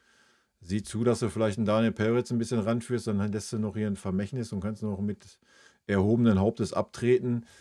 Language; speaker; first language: German; native; German